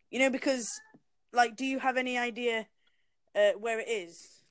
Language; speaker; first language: English; native; English